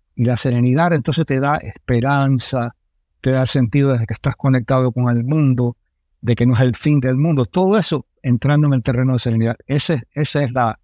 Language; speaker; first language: Spanish; early bilingual, heritage; Spanish